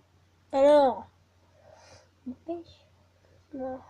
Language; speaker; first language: French; native; French